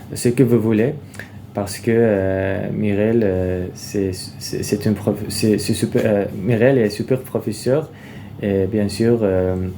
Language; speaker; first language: French; non-native, fluent; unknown